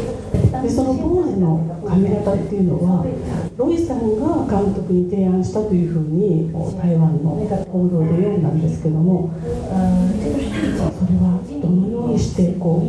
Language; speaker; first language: Japanese; native; Japanese